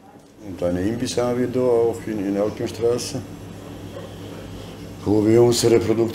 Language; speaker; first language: German; non-native, learner; Bosnian